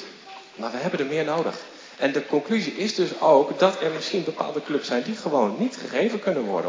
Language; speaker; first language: Dutch; native; Dutch